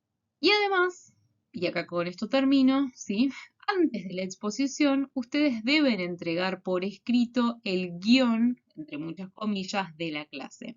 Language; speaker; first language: Spanish; native; Spanish